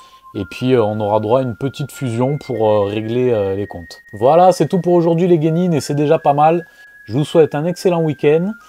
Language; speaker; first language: French; native; French